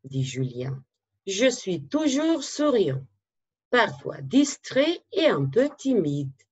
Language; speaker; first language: French; non-native, fluent; Macedonian